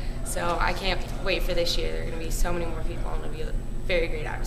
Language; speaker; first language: English; native; English